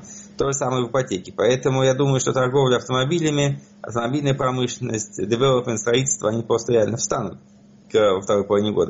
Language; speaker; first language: Russian; native; Russian